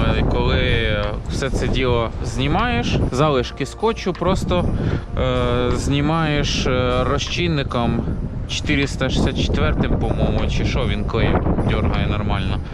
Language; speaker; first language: Ukrainian; non-native, local second language; Russian